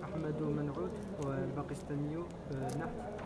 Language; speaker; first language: Arabic; non-native, learner; French